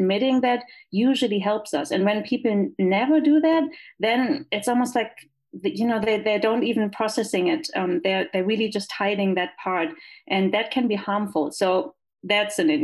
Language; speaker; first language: English; non-native, fluent; German